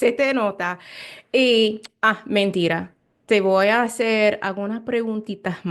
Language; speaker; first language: Spanish; non-native, learner; English